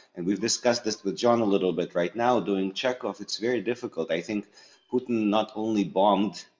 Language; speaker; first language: English; early bilingual, other home language; Russian